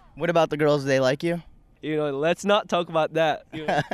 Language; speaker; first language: English; non-native, fluent; Japanese